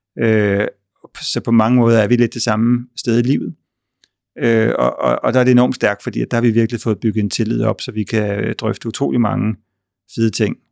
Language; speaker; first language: Danish; native; Danish